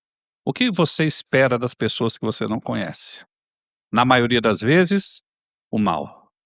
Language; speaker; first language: Portuguese; native; Portuguese